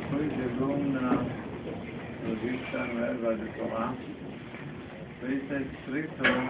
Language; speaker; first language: Portuguese; non-native, learner; Spanish